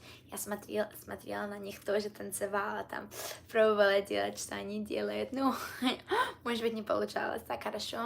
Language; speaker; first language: Russian; early bilingual, heritage; Russian